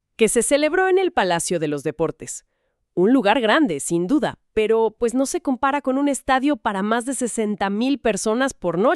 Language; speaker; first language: Spanish; native; Spanish